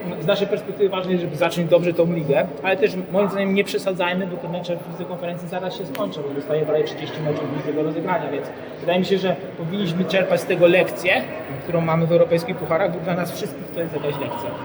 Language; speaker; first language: Polish; native; Polish